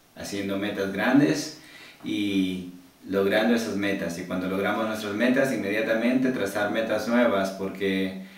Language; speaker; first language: Spanish; early bilingual, heritage; Spanish